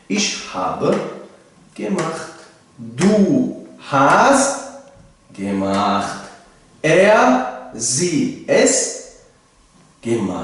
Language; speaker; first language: German; non-native, fluent; Tajik